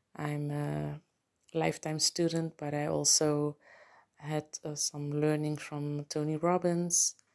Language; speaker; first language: English; non-native, fluent; Papiamento